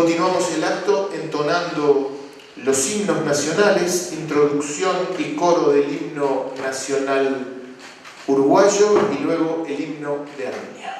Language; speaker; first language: Spanish; native; Spanish